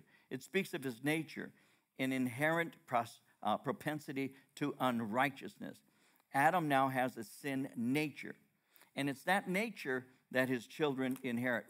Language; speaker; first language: English; native; English